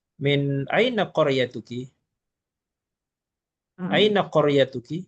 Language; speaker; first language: Arabic; non-native, fluent; Malay